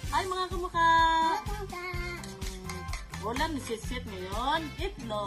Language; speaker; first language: Filipino; non-native, local second language; Cebuano